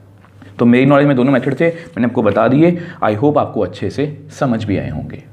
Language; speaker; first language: Hindi; native; Hindi